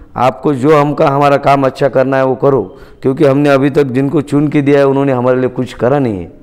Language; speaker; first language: Hindi; non-native, local second language; Marathi